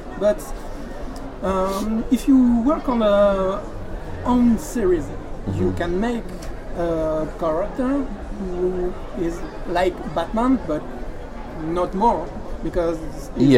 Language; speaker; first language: English; non-native, learner; French